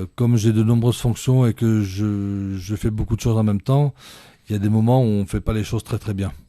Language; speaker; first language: French; native; French